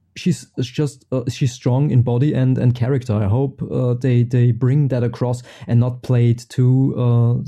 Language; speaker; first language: English; non-native, fluent; German